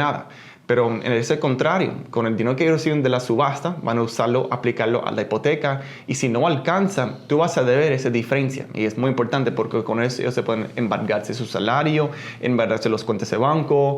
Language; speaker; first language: Spanish; early bilingual, heritage; Spanish